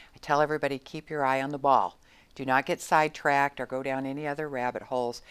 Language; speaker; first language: English; native; English